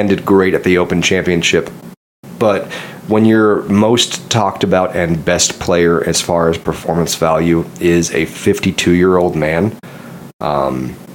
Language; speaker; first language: English; native; English